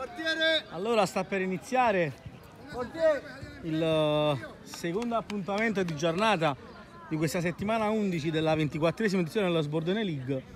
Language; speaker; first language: Italian; native; Italian